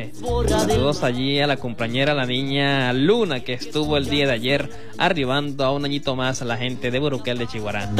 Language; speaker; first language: Spanish; native; Spanish